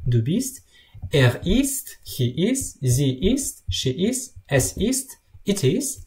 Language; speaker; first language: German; non-native, learner; Russian